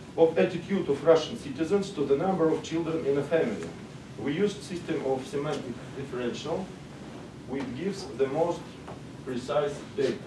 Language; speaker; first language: English; non-native, learner; Russian